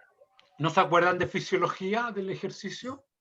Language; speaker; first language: Spanish; native; Spanish